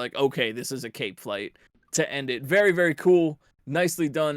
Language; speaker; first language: English; native; English